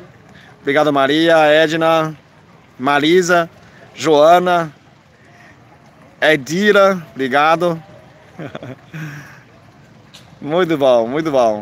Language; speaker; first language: Portuguese; non-native, fluent; Chinese